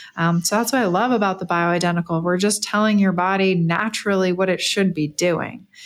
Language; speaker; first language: English; native; English